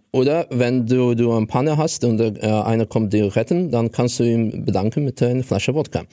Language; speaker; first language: German; non-native, fluent; Russian